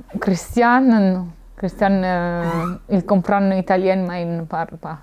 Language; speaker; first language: French; non-native, learner; Italian